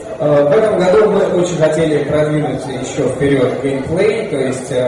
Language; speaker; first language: Russian; native; Russian